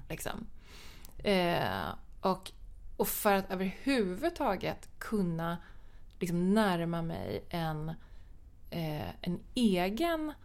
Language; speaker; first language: Swedish; native; Swedish